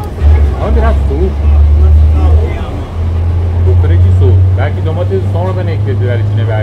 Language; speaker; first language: Turkish; non-native, learner; French